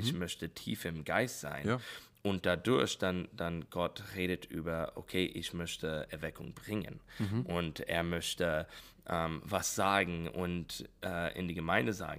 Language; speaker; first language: German; non-native, learner; English